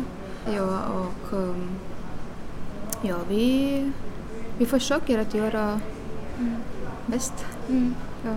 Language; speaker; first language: Swedish; non-native, learner; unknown